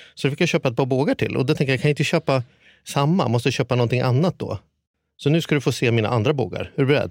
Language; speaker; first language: Swedish; native; Swedish